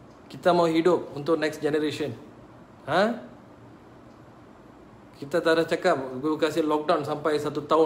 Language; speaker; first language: Malay; non-native, local second language; Tamil